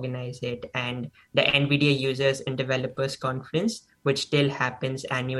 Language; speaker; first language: English; non-native, local second language; Hindi